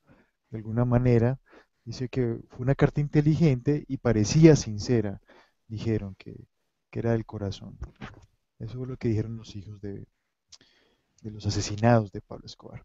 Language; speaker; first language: Spanish; native; Spanish